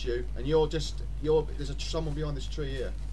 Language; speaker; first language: English; native; English